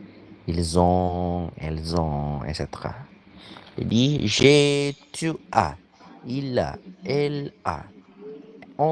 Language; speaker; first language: French; non-native, fluent; Indonesian